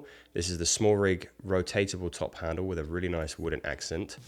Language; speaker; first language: English; native; English